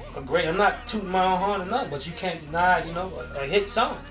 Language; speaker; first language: English; native; English